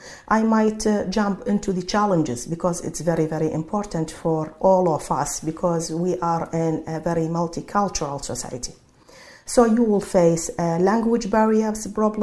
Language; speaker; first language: English; non-native, fluent; Arabic